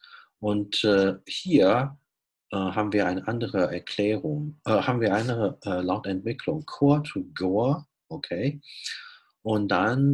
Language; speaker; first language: German; non-native, fluent; Chinese